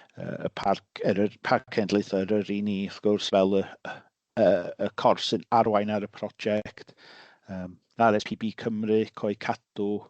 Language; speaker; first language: Welsh; native; Welsh